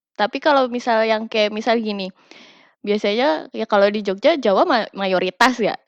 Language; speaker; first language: Indonesian; native; Indonesian